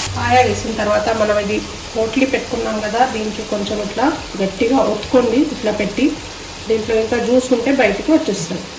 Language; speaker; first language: Telugu; non-native, local second language; Urdu